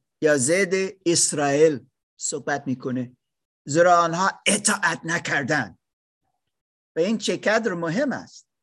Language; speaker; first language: Persian; non-native, learner; German